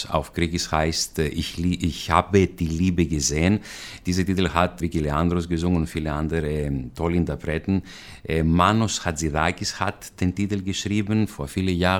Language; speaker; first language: German; non-native, fluent; Greek